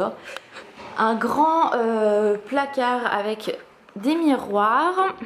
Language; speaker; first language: French; native; French